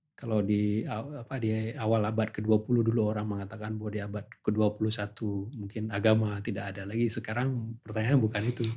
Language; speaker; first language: Indonesian; non-native, local second language; Achinese